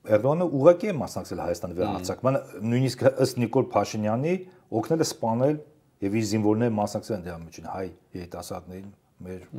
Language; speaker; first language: Armenian; native; Armenian